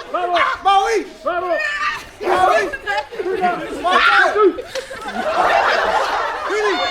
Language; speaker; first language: Māori; non-native, learner; English